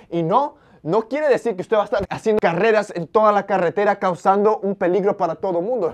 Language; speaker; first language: Spanish; early bilingual, heritage; Spanish